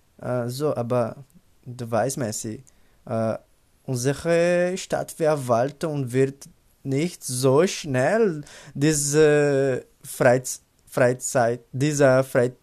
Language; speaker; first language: German; non-native, learner; Portuguese